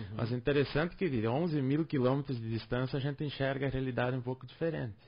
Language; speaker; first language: Portuguese; non-native, local second language; German